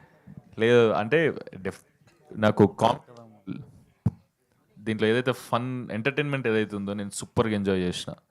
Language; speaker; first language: Telugu; native; Telugu